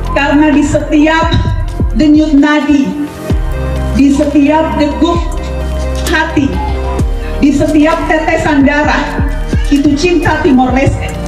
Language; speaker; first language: Indonesian; native; Indonesian